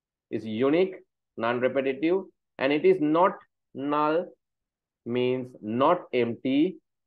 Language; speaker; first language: English; non-native, local second language; Sinhala